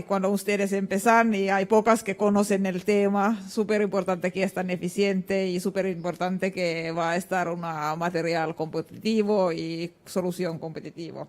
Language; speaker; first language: Spanish; non-native, fluent; Finnish